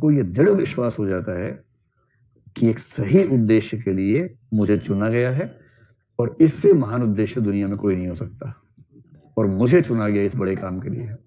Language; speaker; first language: Hindi; native; Hindi